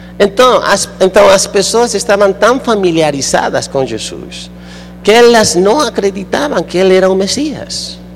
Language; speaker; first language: Portuguese; non-native, fluent; Spanish